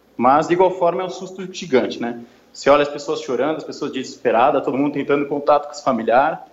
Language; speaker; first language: Portuguese; native; Portuguese